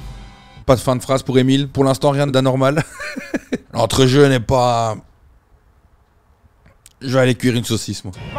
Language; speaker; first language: French; native; French